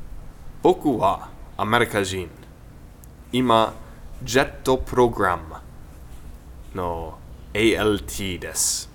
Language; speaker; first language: Japanese; non-native, learner; English